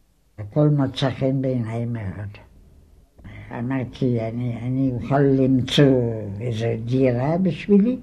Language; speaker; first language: Hebrew; non-native, fluent; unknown